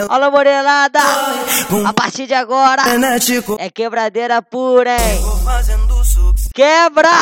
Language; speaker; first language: Portuguese; native; Portuguese